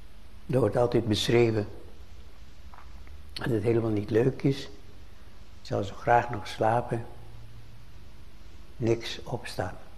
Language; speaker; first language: Dutch; native; Dutch